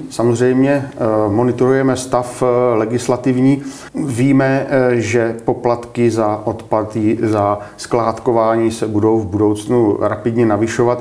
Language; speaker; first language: Czech; native; Czech